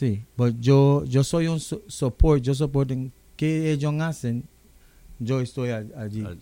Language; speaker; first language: Spanish; non-native, local second language; English